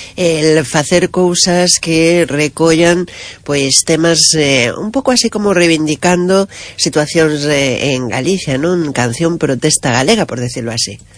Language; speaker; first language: Galician; native; Galician